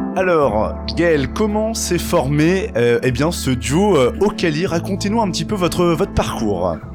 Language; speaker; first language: French; native; French